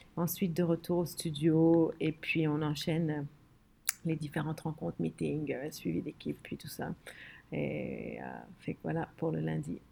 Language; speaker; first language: French; early bilingual, other home language; Arabic